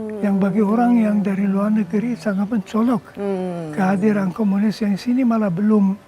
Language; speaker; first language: Indonesian; non-native, fluent; German